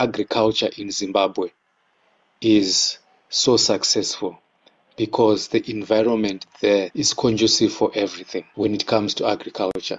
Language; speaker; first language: English; non-native, local second language; Shona